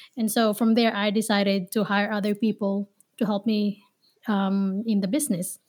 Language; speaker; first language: English; non-native, local second language; Filipino